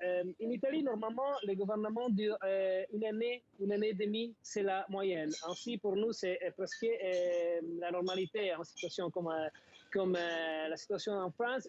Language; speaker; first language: French; non-native, fluent; Italian